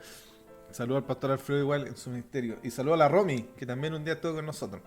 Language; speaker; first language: Spanish; native; Spanish